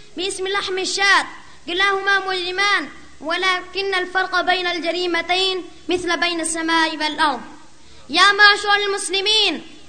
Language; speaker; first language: Arabic; non-native, fluent; Urdu